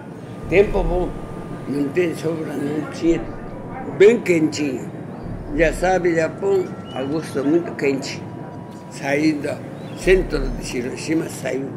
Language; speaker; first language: Portuguese; non-native, learner; Japanese